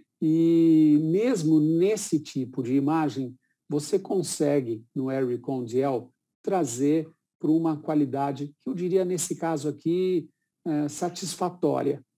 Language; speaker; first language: Portuguese; native; Portuguese